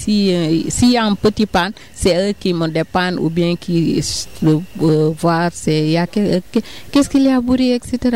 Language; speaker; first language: French; non-native, local second language; Wolof